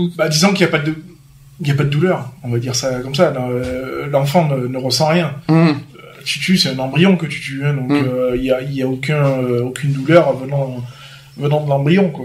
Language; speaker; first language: French; native; French